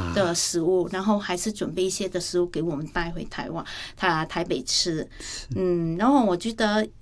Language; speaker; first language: Chinese; non-native, fluent; Vietnamese